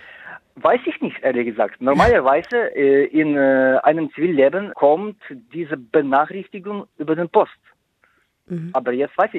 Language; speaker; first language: German; non-native, fluent; Ukrainian